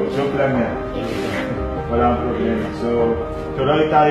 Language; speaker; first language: Filipino; non-native, learner; Arabic